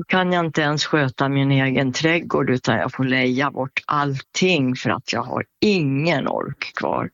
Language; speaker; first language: Swedish; native; Swedish